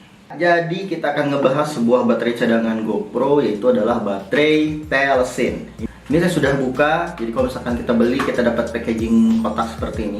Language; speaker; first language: Indonesian; native; Indonesian